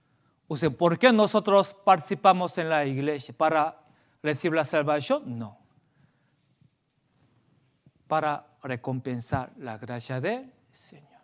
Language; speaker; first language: Spanish; non-native, fluent; Korean